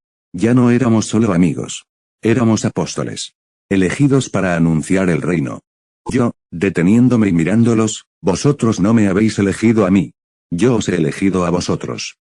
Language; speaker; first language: Spanish; native; Spanish